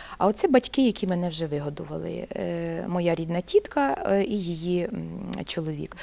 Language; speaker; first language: Ukrainian; native; Ukrainian